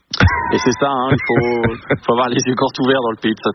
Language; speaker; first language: French; native; French